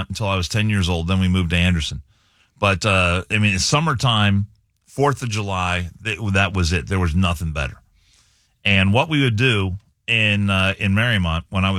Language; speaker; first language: English; native; English